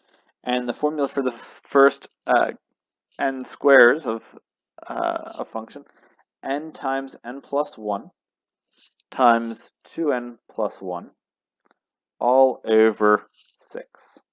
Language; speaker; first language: English; native; English